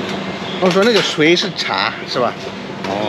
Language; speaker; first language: Chinese; non-native, learner; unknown